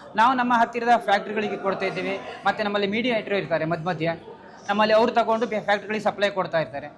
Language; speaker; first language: Kannada; native; Kannada